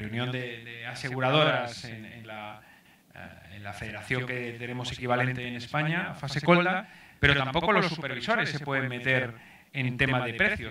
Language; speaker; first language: Spanish; native; Spanish